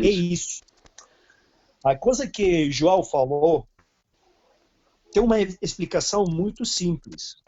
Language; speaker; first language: Portuguese; non-native, fluent; Serbian